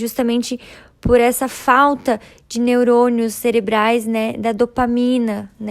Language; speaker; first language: Portuguese; native; Portuguese